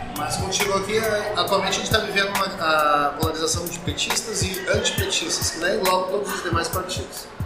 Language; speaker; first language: Portuguese; native; Portuguese